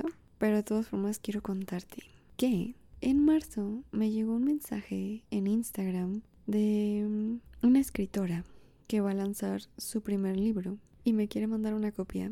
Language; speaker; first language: Spanish; native; Spanish